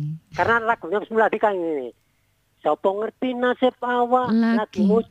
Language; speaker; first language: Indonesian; non-native, local second language; Javanese